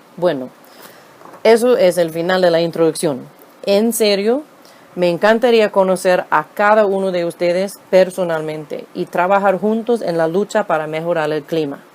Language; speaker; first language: Spanish; non-native, fluent; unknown